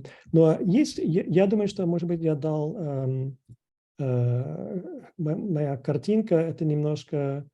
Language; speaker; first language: Russian; non-native, fluent; English